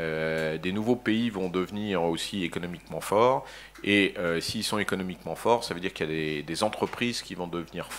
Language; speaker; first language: French; native; French